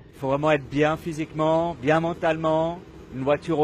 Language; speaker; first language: French; native; French